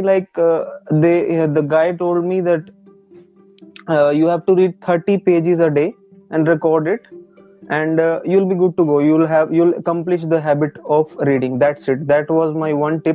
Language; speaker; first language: English; non-native, local second language; Hindi